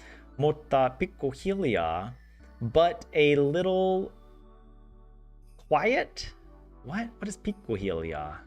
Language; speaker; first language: Finnish; non-native, learner; English